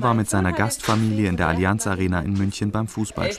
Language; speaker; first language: German; native; German